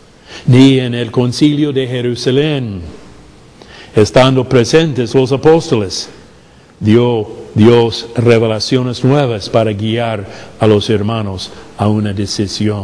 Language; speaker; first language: Spanish; non-native, fluent; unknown